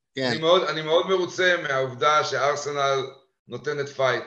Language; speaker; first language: Hebrew; native; Hebrew